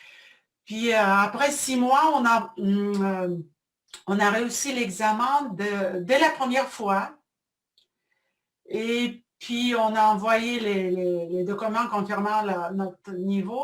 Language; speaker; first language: French; non-native, fluent; Russian